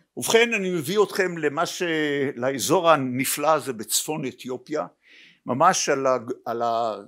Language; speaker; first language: Hebrew; native; Hebrew